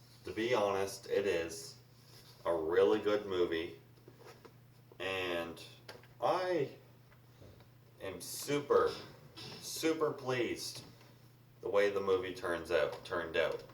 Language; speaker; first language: English; native; English